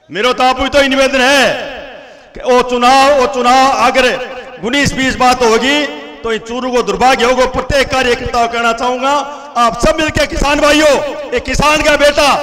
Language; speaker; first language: Hindi; native; Hindi